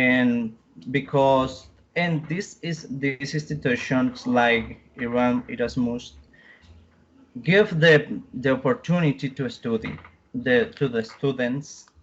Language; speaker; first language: English; non-native, learner; Spanish